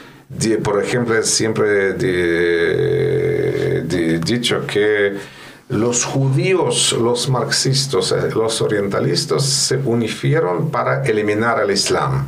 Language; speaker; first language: Spanish; non-native, fluent; Russian